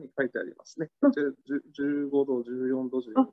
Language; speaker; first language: Japanese; native; Japanese